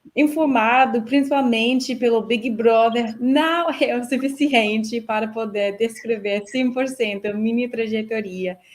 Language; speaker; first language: Portuguese; non-native, fluent; English